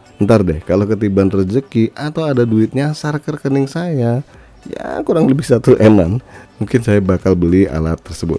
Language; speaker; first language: Indonesian; native; Indonesian